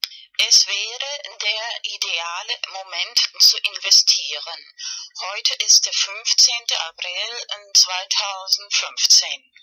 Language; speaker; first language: German; non-native, fluent; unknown